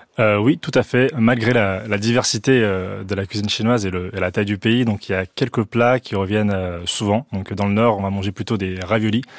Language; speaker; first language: French; early bilingual, other home language; Chinese